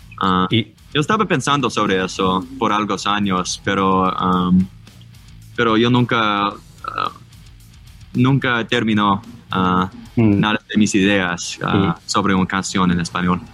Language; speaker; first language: Spanish; non-native, learner; English